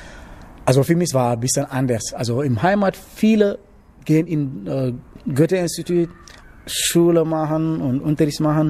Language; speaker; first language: German; non-native, fluent; Wolof